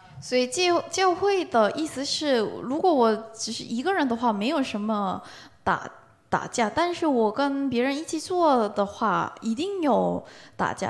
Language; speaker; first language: Chinese; non-native, learner; Korean